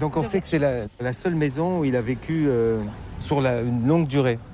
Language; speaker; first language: French; native; French